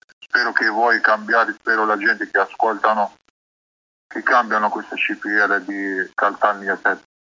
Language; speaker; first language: Italian; non-native, learner; Arabic